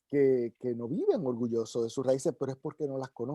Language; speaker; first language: Spanish; native; Spanish